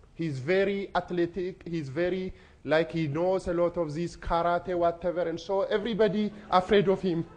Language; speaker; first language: English; non-native, fluent; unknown